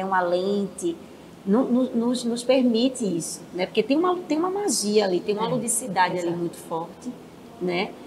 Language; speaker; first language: Portuguese; native; Portuguese